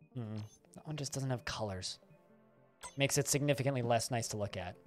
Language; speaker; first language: English; native; English